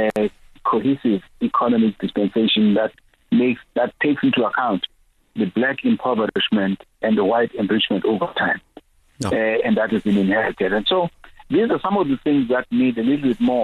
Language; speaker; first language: English; non-native, local second language; Xhosa